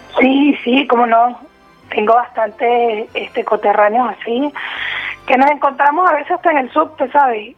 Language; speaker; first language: Spanish; native; Spanish